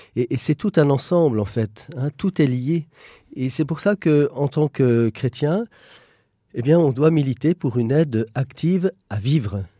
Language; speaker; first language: French; native; French